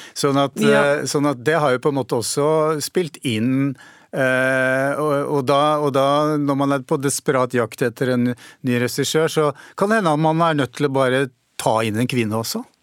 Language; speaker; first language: Norwegian; native; Norwegian